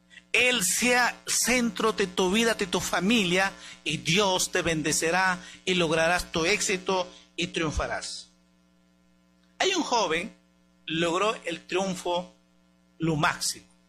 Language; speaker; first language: Spanish; native; Spanish